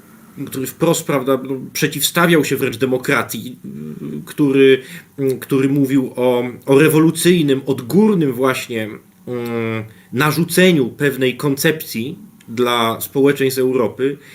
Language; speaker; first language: Polish; native; Polish